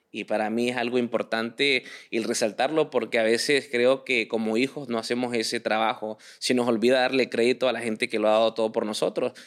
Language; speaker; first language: Spanish; early bilingual, heritage; Spanish